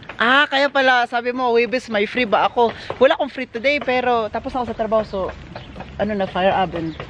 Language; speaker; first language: Filipino; non-native, local second language; Cebuano